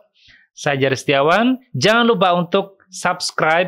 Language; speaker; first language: Indonesian; native; Indonesian